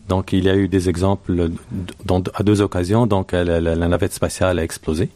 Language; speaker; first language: French; non-native, local second language; Arabic